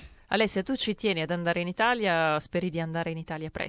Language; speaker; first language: Italian; native; Italian